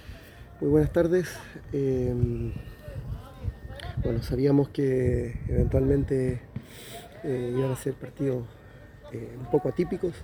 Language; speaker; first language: Spanish; native; Spanish